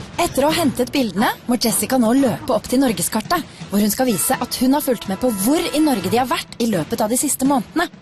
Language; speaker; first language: Norwegian; native; Norwegian